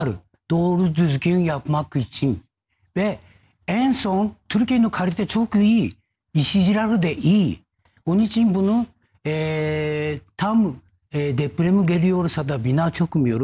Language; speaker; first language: Turkish; non-native, learner; Japanese